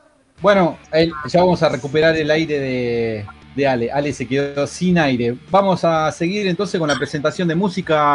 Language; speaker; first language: Spanish; native; Spanish